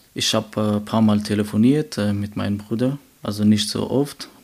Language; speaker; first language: German; non-native, learner; Persian